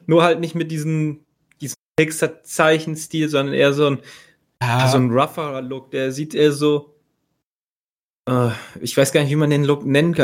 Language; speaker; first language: German; native; German